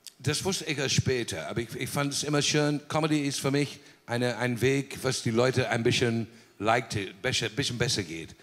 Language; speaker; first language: German; non-native, fluent; English